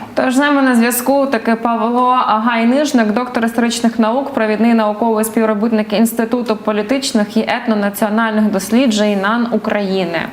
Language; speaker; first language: Ukrainian; native; Ukrainian